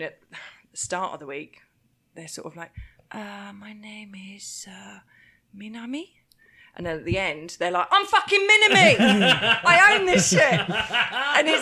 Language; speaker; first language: English; native; English